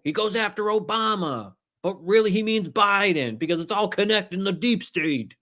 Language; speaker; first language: English; native; English